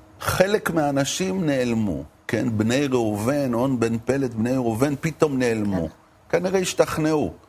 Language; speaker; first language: Hebrew; native; Hebrew